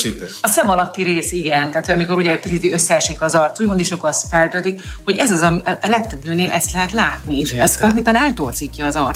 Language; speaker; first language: Hungarian; native; Hungarian